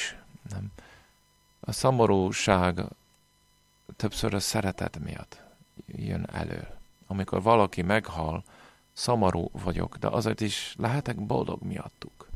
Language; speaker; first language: Hungarian; non-native, fluent; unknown